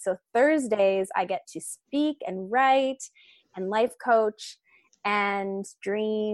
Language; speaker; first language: English; native; English